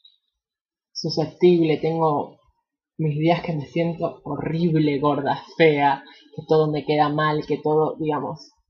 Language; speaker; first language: Spanish; native; Spanish